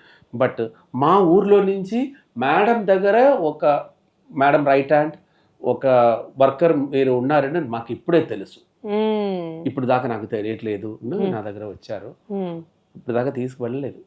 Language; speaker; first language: Telugu; non-native, local second language; Tamil